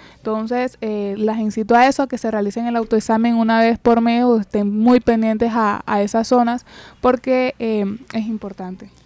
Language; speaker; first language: Spanish; native; Spanish